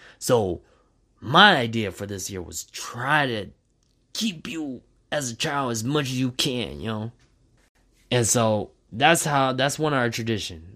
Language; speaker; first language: English; native; English